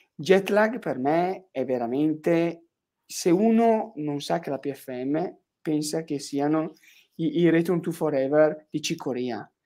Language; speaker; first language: Italian; native; Italian